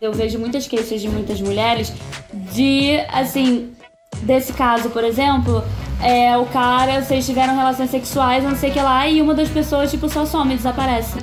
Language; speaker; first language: Portuguese; native; Portuguese